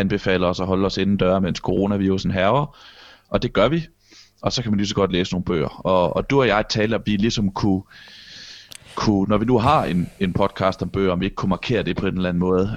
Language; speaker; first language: Danish; native; Danish